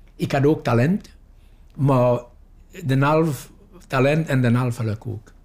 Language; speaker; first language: Dutch; non-native, learner; Morisyen